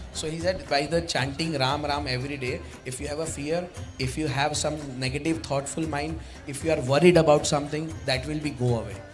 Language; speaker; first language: English; non-native, learner; Gujarati